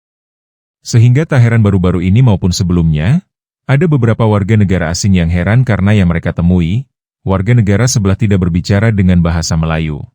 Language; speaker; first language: Indonesian; native; Indonesian